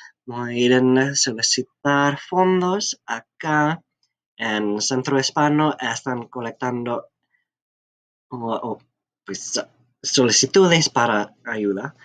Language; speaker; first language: Spanish; non-native, fluent; English